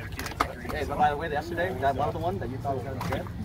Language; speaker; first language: English; native; English